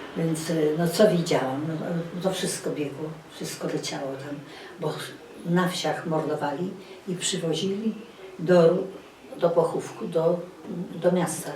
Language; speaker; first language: Polish; native; Polish